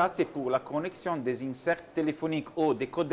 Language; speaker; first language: French; non-native, learner; Italian